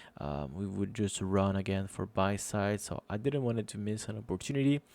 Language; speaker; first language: English; non-native, fluent; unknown